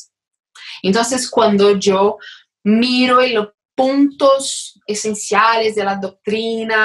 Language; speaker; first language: Spanish; non-native, fluent; Portuguese